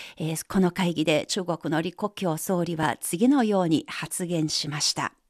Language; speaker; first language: Japanese; non-native, fluent; Chinese